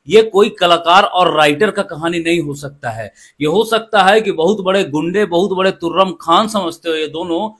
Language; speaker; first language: Hindi; non-native, local second language; Magahi